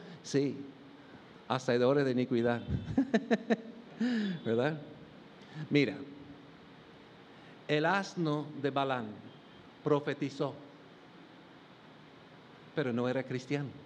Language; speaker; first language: Spanish; non-native, fluent; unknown